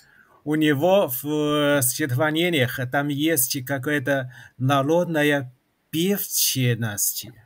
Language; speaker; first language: Russian; non-native, fluent; Chinese